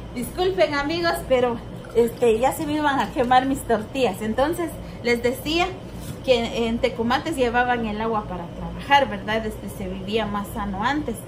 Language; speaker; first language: Spanish; native; Spanish